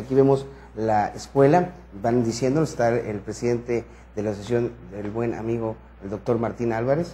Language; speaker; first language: Spanish; native; Spanish